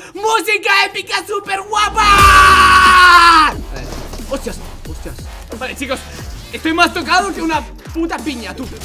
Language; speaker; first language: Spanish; native; Spanish